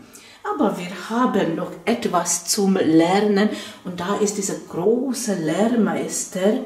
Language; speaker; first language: German; non-native, fluent; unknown